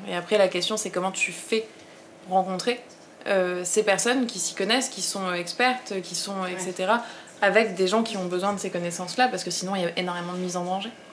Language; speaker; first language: French; native; French